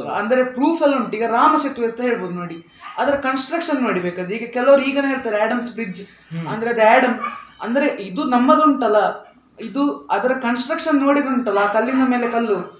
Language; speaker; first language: Kannada; native; Kannada